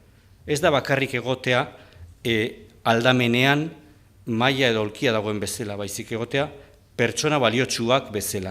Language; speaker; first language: Basque; native; Basque